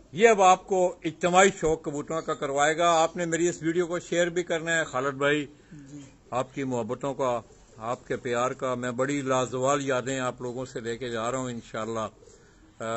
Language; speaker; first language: Urdu; native; Urdu